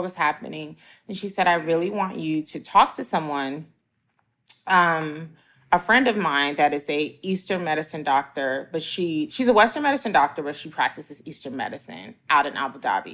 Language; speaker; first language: English; native; English